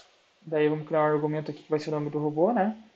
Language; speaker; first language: Portuguese; native; Portuguese